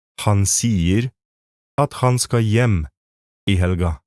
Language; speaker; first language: Norwegian; non-native, fluent; Polish